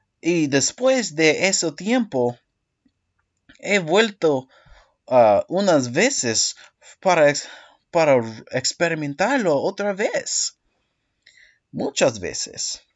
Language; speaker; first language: Spanish; non-native, learner; English